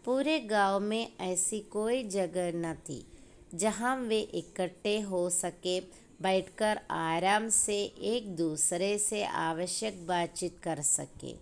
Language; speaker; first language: Hindi; non-native, local second language; Malayalam